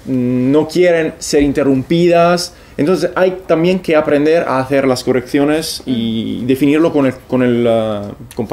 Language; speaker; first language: Spanish; non-native, fluent; Italian